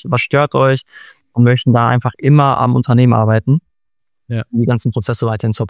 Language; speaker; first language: German; native; German